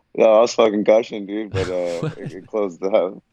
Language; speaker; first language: English; native; English